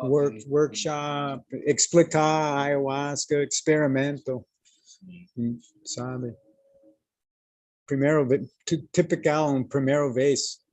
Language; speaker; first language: Portuguese; non-native, learner; English